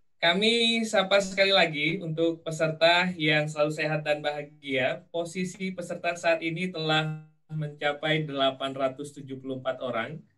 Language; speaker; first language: Indonesian; native; Indonesian